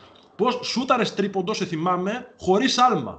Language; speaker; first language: Greek; native; Greek